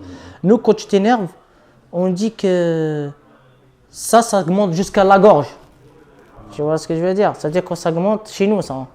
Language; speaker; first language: French; non-native, local second language; Arabic